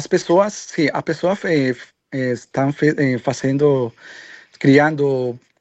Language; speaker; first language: Portuguese; non-native, learner; Spanish